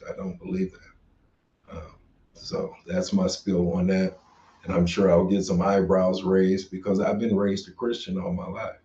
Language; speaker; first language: English; native; English